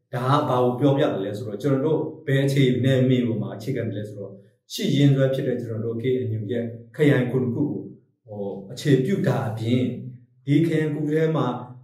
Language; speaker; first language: Burmese; non-native, local second language; S'gaw Karen